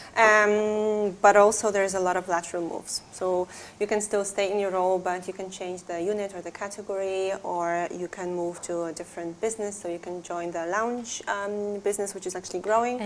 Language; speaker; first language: English; non-native, fluent; Polish